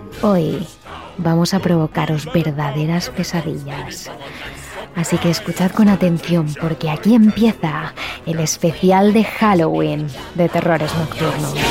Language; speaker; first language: Spanish; native; Spanish